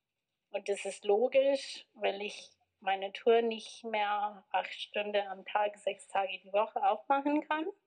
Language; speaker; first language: German; non-native, fluent; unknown